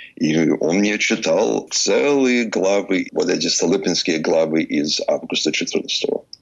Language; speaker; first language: Russian; early bilingual, heritage; English